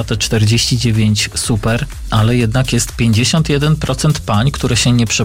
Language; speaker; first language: Polish; native; Polish